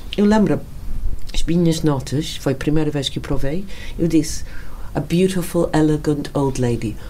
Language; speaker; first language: Portuguese; non-native, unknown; English